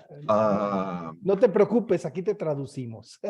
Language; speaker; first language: Spanish; native; Spanish